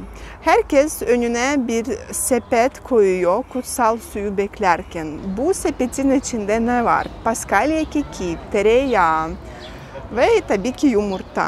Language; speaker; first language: Turkish; non-native, fluent; Russian